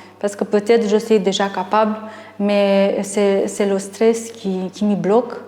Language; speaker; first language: French; non-native, learner; Romanian